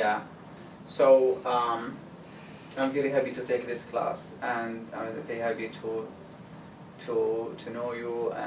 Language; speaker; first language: English; non-native, learner; Arabic